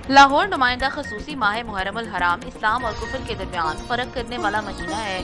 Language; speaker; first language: Urdu; native; Urdu